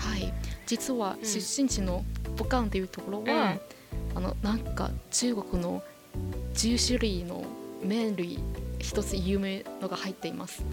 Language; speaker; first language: Japanese; non-native, fluent; Chinese